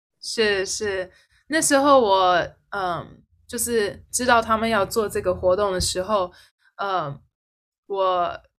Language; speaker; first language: Chinese; early bilingual, heritage; Chinese